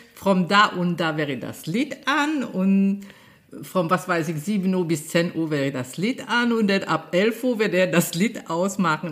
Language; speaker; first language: German; non-native, fluent; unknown